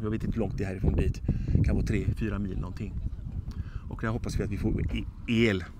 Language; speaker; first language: Swedish; native; Swedish